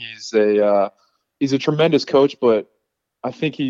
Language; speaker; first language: English; native; English